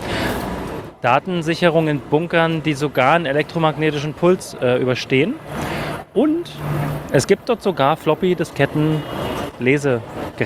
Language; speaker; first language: German; native; German